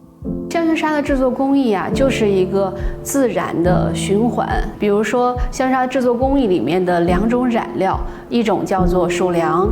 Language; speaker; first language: Chinese; native; Chinese